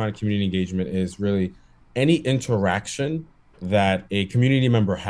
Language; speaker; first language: English; native; English